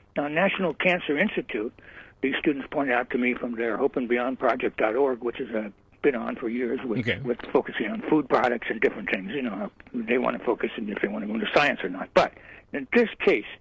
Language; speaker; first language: English; early bilingual, other home language; Norwegian